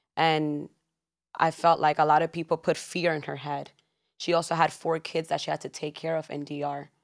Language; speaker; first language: English; early bilingual, other home language; Spanish